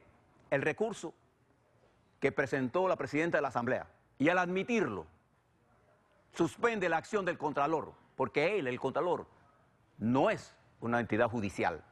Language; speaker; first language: Spanish; native; Spanish